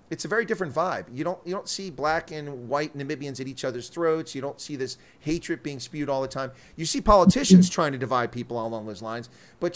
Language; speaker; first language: English; native; English